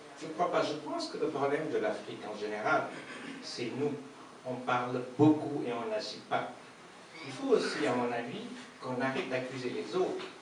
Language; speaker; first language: French; non-native, local second language; Soninke